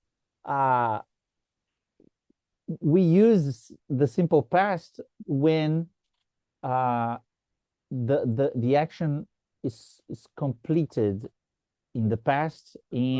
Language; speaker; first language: English; non-native, fluent; Portuguese